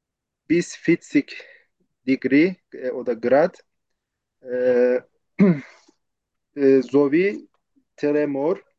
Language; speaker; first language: German; non-native, learner; Turkish